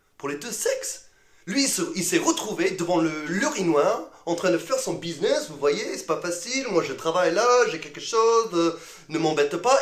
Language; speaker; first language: French; non-native, fluent; English